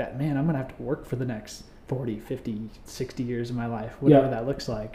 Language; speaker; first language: English; native; English